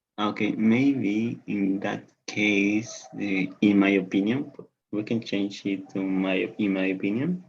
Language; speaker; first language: English; non-native, learner; Spanish